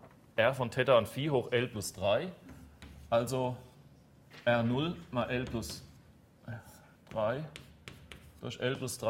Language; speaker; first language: German; native; German